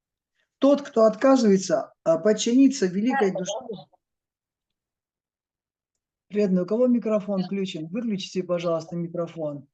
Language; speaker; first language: Russian; native; Russian